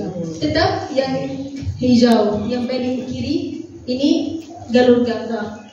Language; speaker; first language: Indonesian; non-native, fluent; Arabic